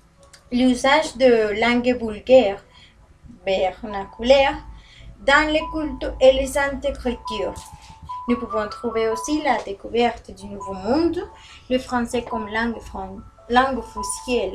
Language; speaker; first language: French; non-native, learner; Spanish